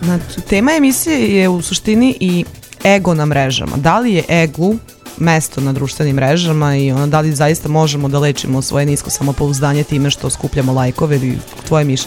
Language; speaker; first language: Serbian; native; Serbian